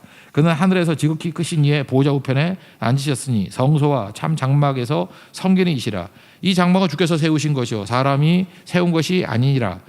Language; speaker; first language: Korean; native; Korean